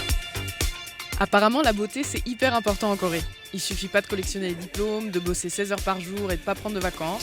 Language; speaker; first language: French; native; French